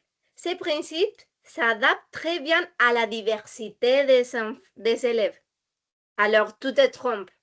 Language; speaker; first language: French; non-native, learner; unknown